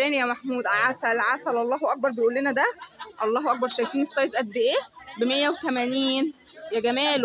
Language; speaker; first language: Arabic; native; Arabic